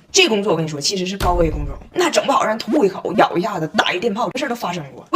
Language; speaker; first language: Chinese; native; Chinese